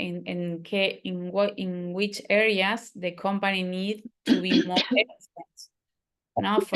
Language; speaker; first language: English; non-native, learner; Spanish